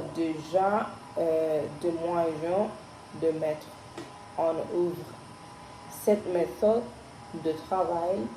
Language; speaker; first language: French; non-native, learner; Spanish